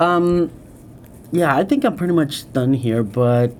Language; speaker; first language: English; non-native, fluent; Spanish